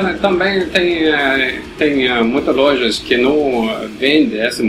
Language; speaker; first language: Portuguese; non-native, learner; Norwegian